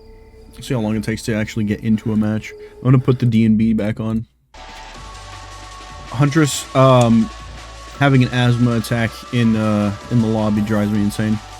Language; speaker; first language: English; native; English